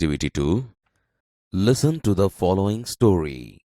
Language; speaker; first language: English; non-native, local second language; Gujarati